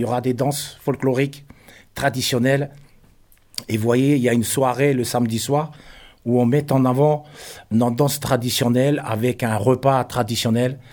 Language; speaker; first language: French; non-native, local second language; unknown